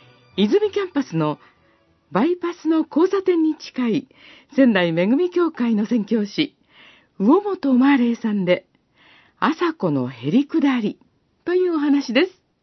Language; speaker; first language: Japanese; native; Japanese